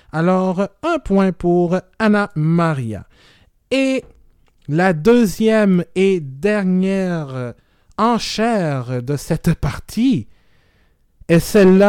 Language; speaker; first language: French; native; French